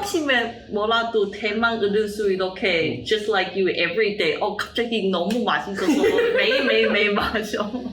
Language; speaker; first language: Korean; non-native, learner; Chinese